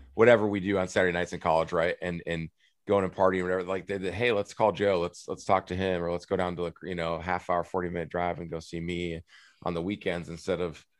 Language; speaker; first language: English; native; English